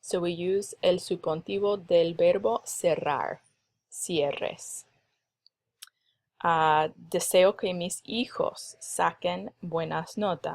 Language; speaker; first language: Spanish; non-native, fluent; English